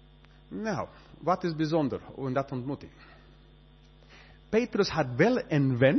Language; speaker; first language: Dutch; non-native, fluent; English